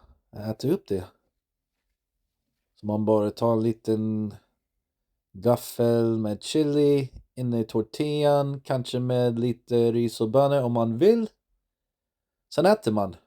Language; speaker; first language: Swedish; non-native, learner; English